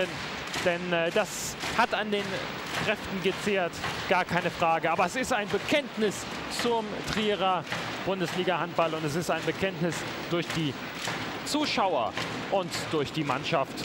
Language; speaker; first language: German; native; German